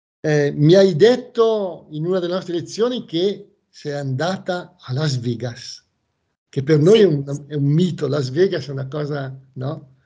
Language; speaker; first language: Italian; native; Italian